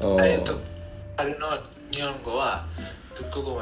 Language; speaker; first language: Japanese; non-native, learner; Bangla